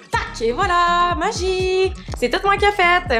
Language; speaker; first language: French; native; French